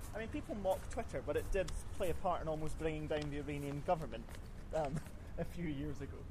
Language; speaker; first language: English; native; English